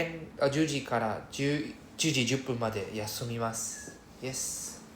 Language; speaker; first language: Japanese; non-native, fluent; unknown